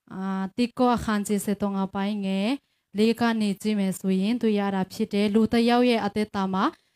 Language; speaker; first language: Burmese; non-native, local second language; Tedim Chin